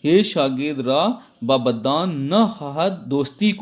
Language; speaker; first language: Persian; non-native, fluent; Urdu